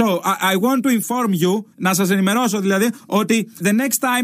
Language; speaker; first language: Greek; native; Greek